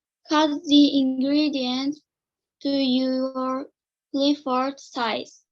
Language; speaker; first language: English; non-native, learner; Japanese